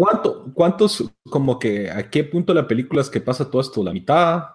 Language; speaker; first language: Spanish; native; Spanish